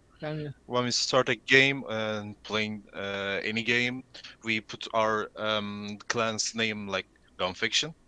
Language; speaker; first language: English; non-native, learner; Turkish